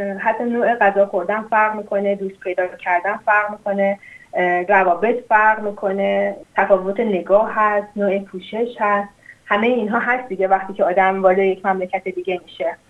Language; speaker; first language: Persian; non-native, local second language; Azerbaijani